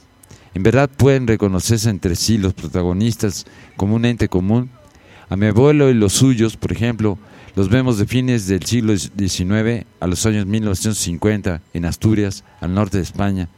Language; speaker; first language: Spanish; native; Spanish